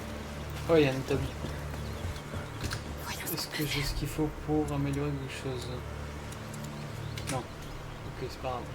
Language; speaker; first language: French; native; French